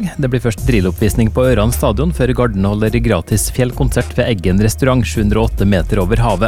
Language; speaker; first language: Norwegian; native; Norwegian